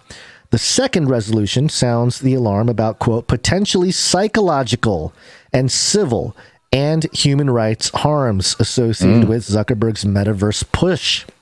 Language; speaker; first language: English; native; English